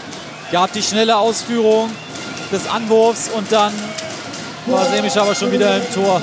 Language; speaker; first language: German; native; German